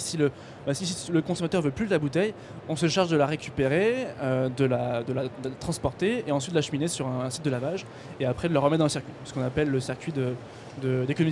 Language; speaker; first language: French; native; French